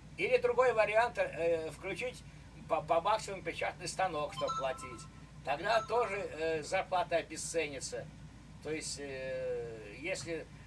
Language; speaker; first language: Russian; native; Russian